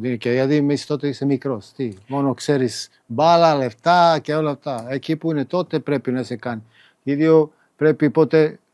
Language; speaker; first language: Greek; non-native, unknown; Serbian